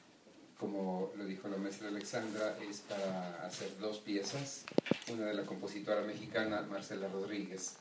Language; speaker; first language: Spanish; native; Spanish